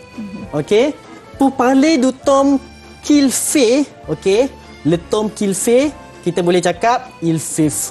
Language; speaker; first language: French; non-native, fluent; Malay